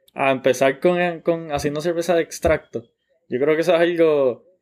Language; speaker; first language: Spanish; native; Spanish